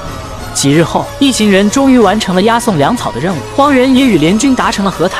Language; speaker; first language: Chinese; native; Chinese